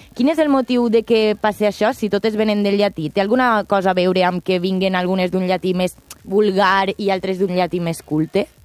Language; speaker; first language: Catalan; native; Catalan